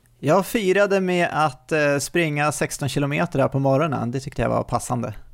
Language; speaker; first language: Swedish; native; Swedish